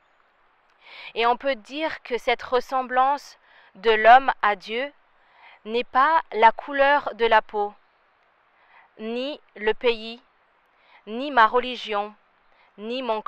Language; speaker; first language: French; non-native, local second language; Rundi